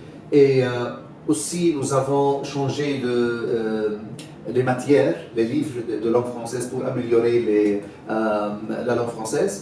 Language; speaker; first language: French; non-native, fluent; Arabic